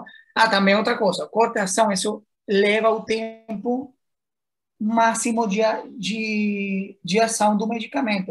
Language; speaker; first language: Portuguese; non-native, fluent; Spanish